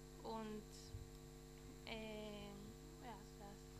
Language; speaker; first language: German; non-native, learner; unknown